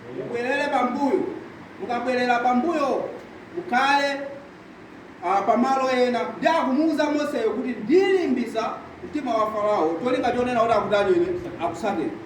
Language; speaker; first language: Nyanja; non-native, local second language; Tumbuka